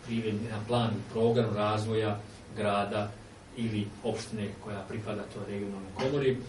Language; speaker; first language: Serbian; native; Serbian